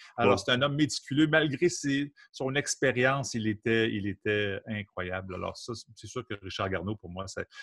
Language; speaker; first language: French; native; French